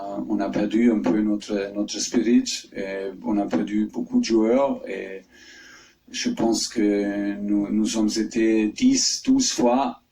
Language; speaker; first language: French; non-native, fluent; German